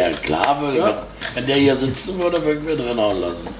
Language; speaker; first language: German; native; German